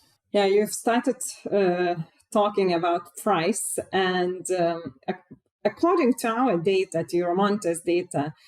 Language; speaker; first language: English; non-native, fluent; Lithuanian